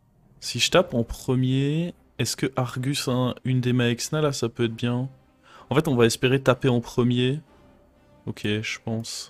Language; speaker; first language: French; native; French